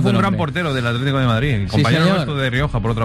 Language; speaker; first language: Spanish; native; Spanish